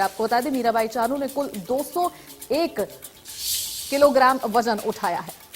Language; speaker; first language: Hindi; native; Hindi